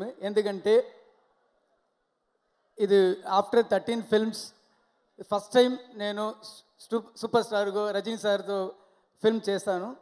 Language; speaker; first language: Telugu; non-native, learner; Tamil